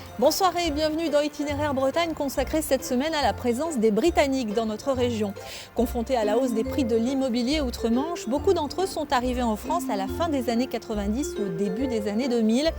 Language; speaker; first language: French; native; French